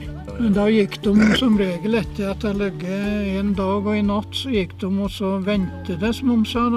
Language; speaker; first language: Norwegian; native; Norwegian